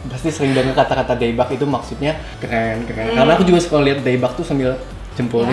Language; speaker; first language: Indonesian; native; Indonesian